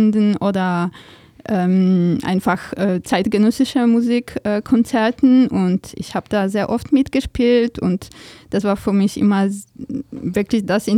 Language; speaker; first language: German; non-native, fluent; Polish